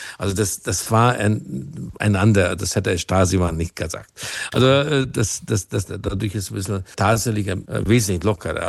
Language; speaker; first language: German; non-native, fluent; Hungarian